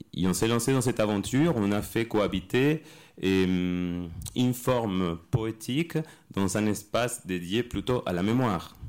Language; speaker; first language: French; non-native, fluent; Spanish